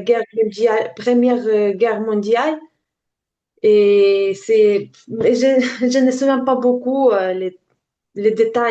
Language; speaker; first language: French; non-native, learner; Ukrainian